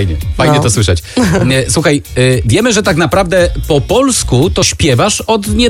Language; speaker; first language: Polish; native; Polish